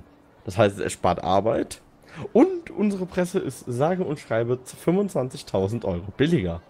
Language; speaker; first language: German; native; German